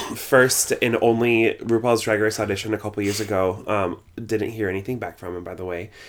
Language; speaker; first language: English; native; English